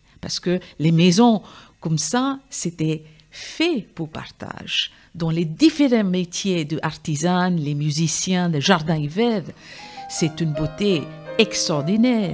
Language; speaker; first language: French; non-native, fluent; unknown